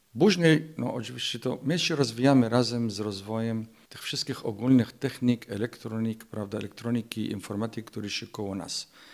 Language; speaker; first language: Polish; non-native, fluent; Arabic